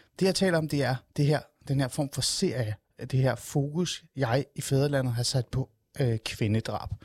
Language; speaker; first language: Danish; native; Danish